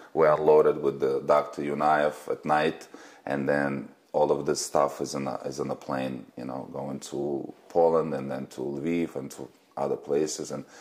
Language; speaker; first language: English; non-native, fluent; Russian